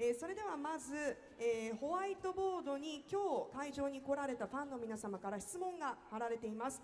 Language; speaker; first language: Japanese; native; Japanese